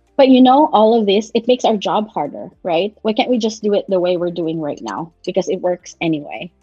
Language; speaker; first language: English; non-native, local second language; Cebuano